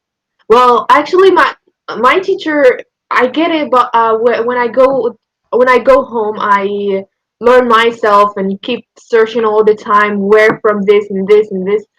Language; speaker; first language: English; non-native, learner; Arabic